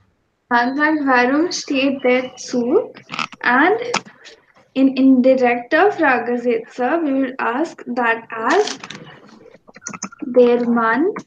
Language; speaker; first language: German; non-native, fluent; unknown